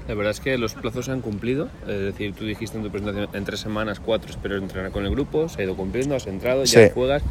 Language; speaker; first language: Spanish; native; Spanish